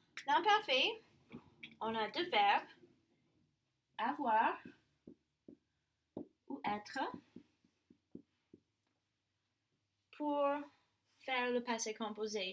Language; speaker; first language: French; non-native, fluent; English